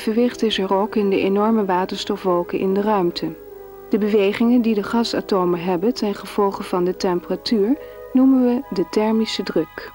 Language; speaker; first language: Dutch; native; Dutch